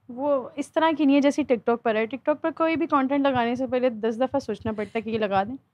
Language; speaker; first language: Urdu; native; Urdu